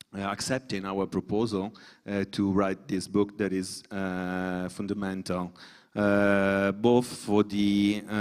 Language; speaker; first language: English; non-native, fluent; Italian